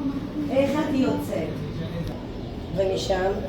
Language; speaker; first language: Hebrew; non-native, fluent; Russian